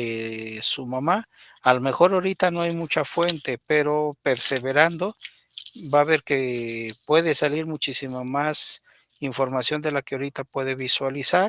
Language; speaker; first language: Spanish; native; Spanish